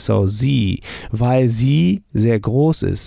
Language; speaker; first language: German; non-native, fluent; English